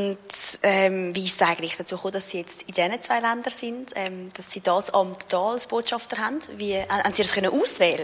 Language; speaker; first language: German; native; German